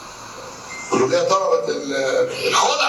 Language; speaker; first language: Arabic; native; Arabic